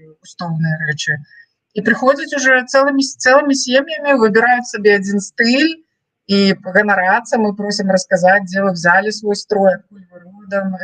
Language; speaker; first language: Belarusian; non-native, local second language; Russian